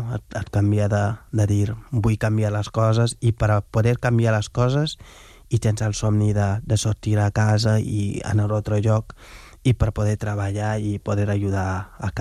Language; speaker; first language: Catalan; non-native, fluent; Wolof